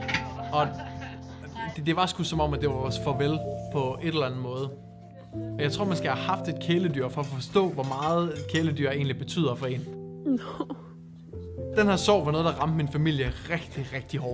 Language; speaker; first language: Danish; native; Danish